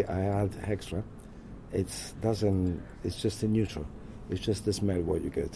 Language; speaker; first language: English; non-native, fluent; Italian